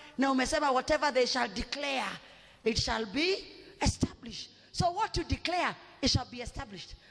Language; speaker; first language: English; non-native, local second language; Swahili